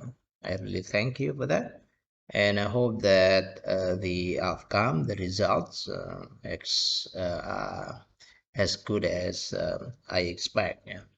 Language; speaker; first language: English; non-native, fluent; Indonesian